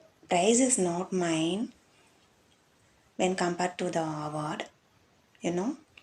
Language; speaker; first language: English; non-native, local second language; Tamil